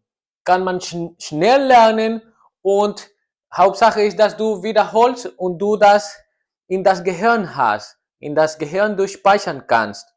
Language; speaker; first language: German; non-native, learner; Spanish